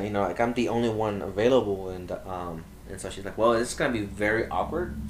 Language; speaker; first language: English; early bilingual, other home language; Spanish